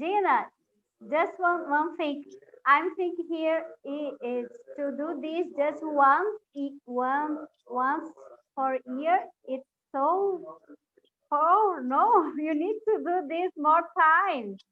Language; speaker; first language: English; non-native, learner; Portuguese